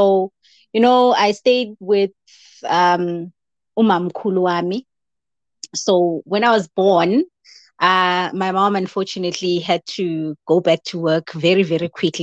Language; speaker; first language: English; non-native, local second language; Zulu